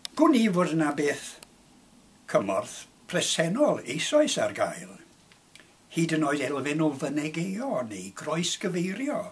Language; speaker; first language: Welsh; non-native, local second language; English